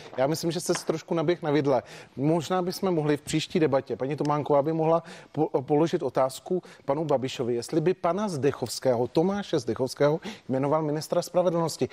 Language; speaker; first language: Czech; native; Czech